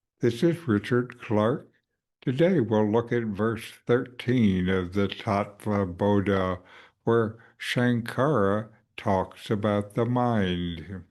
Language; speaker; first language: English; native; English